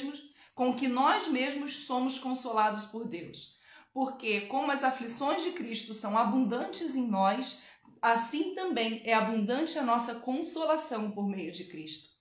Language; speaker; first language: Portuguese; native; Portuguese